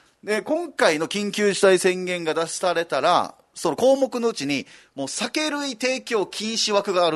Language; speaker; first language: Japanese; native; Japanese